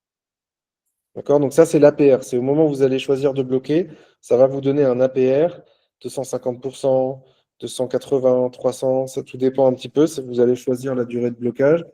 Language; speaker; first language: French; native; French